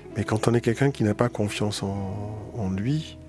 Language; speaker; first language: French; native; French